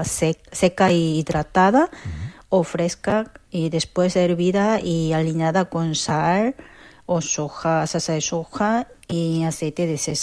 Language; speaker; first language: Spanish; non-native, fluent; Korean